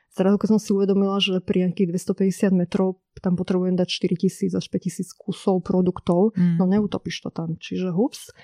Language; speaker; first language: Slovak; native; Slovak